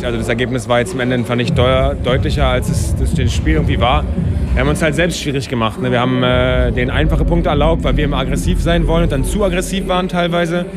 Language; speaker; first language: German; native; German